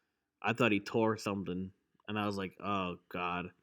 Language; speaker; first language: English; native; English